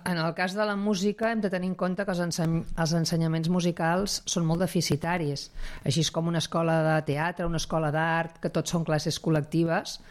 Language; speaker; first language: Catalan; native; Catalan